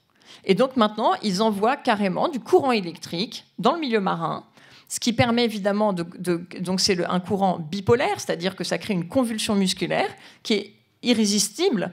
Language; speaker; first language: French; native; French